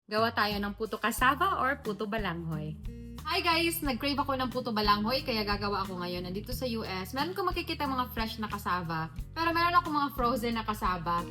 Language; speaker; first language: Filipino; non-native, local second language; Hiligaynon